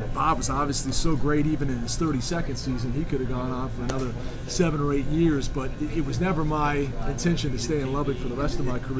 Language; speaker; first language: English; native; English